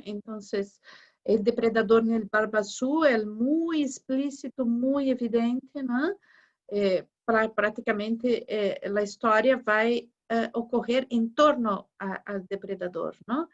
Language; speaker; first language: Spanish; non-native, learner; Portuguese